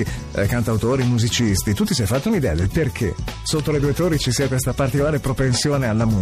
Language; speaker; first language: Italian; native; Italian